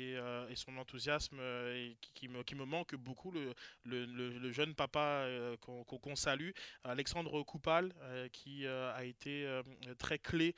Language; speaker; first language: French; native; French